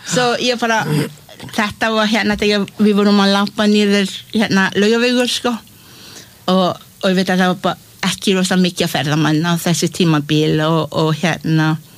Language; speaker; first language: Icelandic; non-native, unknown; Malay